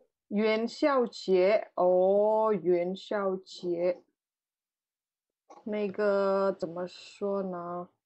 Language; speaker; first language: Chinese; non-native, fluent; Indonesian